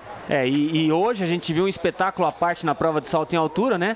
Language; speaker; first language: Portuguese; native; Portuguese